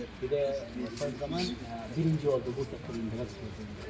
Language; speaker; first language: Turkish; non-native, learner; Bangla